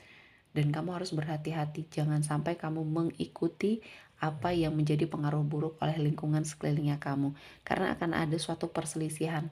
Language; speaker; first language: Indonesian; native; Indonesian